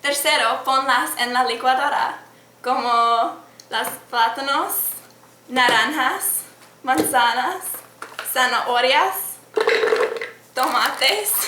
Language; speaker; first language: Spanish; non-native, learner; English